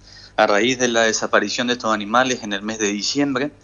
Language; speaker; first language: Spanish; native; Spanish